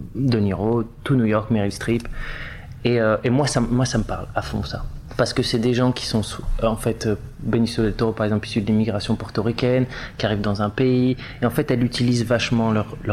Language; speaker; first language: French; native; French